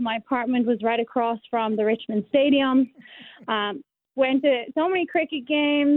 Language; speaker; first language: English; native; English